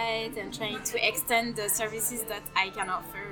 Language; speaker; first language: English; non-native, fluent; French